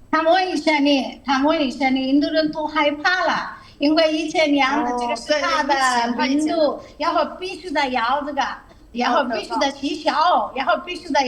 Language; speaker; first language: Chinese; non-native, learner; Telugu